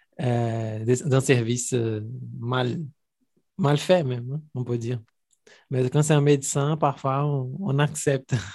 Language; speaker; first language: French; non-native, fluent; Portuguese